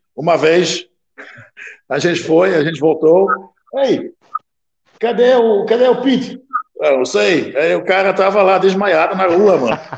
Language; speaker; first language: Portuguese; non-native, fluent; Dutch